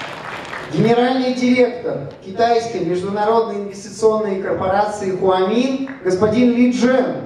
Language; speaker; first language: Russian; native; Russian